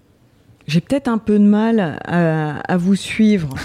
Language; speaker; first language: French; native; French